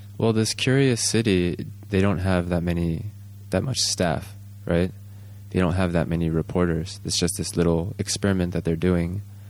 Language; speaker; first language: English; early bilingual, other home language; Japanese